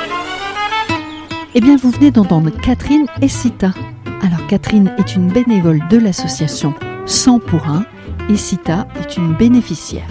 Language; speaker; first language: French; native; French